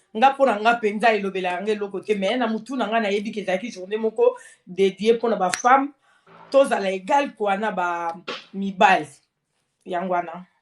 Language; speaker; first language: Lingala; native; Lingala